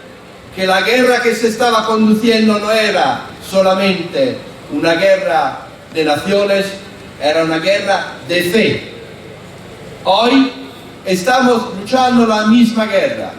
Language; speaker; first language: Spanish; non-native, fluent; Italian